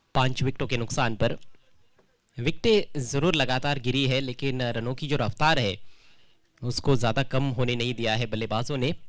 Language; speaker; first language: Hindi; non-native, local second language; Marathi